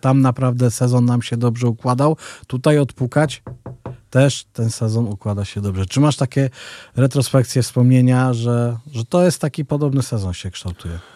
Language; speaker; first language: Polish; native; Polish